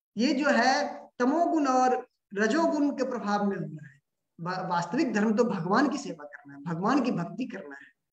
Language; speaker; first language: Hindi; native; Hindi